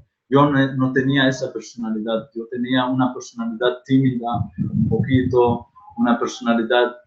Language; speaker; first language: Spanish; non-native, fluent; Arabic